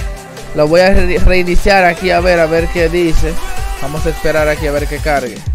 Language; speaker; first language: Spanish; native; Spanish